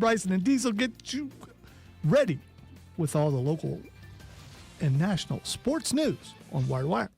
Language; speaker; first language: English; native; English